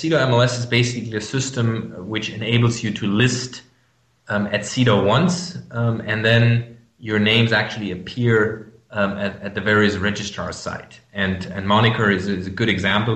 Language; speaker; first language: English; non-native, fluent; German